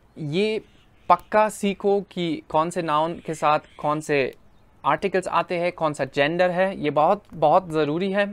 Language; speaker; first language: Hindi; non-native, fluent; German